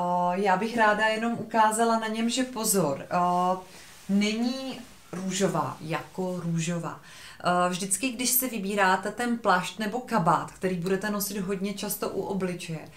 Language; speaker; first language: Czech; native; Czech